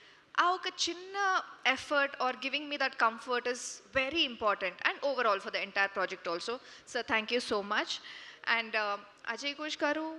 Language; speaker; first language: Telugu; non-native, learner; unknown